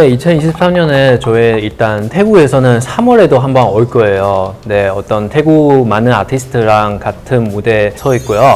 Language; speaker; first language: Korean; non-native, fluent; Chinese